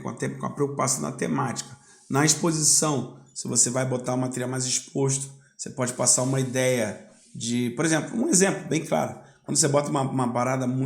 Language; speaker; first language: Portuguese; native; Portuguese